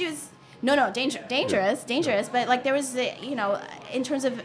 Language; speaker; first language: English; native; English